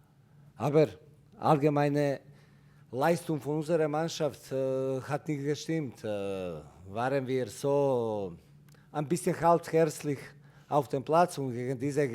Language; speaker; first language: German; non-native, fluent; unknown